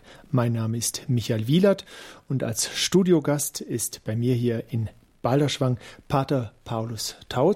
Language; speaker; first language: German; native; German